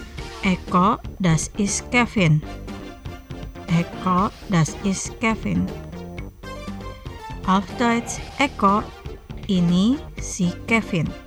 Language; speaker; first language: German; non-native, fluent; Indonesian